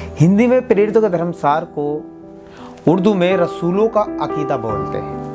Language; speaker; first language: Hindi; native; Hindi